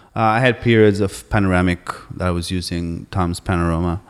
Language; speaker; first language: English; non-native, fluent; Hebrew